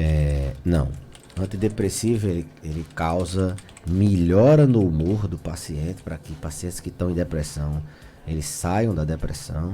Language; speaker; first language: Portuguese; native; Portuguese